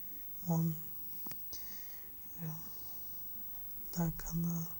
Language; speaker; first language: Russian; non-native, learner; Tajik